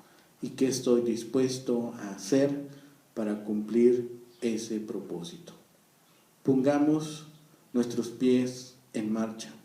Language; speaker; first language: Spanish; native; Spanish